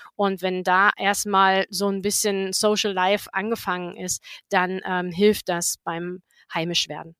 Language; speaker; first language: German; native; German